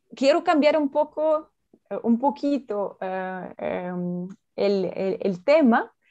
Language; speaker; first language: Spanish; non-native, fluent; Russian